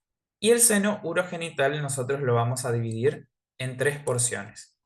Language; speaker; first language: Spanish; native; Spanish